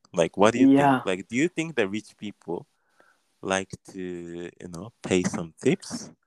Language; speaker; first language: English; non-native, learner; Japanese